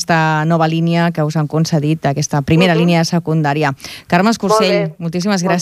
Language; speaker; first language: Catalan; native; Catalan